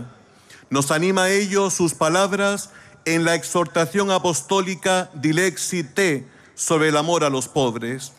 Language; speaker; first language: Spanish; native; Spanish